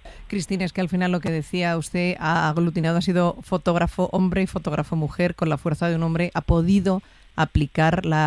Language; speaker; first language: Spanish; native; Spanish